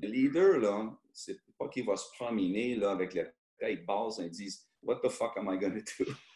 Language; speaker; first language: French; early bilingual, heritage; French